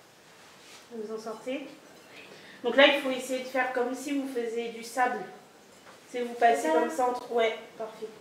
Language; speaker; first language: French; native; French